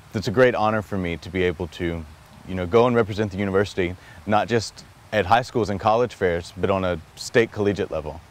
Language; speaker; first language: English; native; English